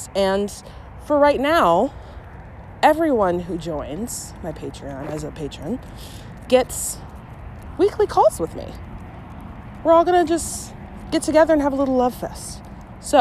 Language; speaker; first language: English; native; English